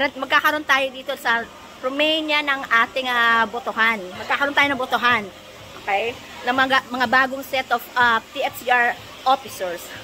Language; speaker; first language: Filipino; native; Filipino